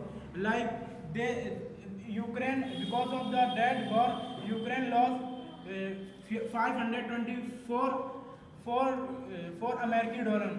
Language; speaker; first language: English; non-native, learner; Hindi